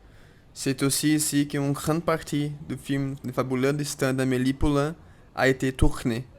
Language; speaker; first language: French; non-native, learner; Portuguese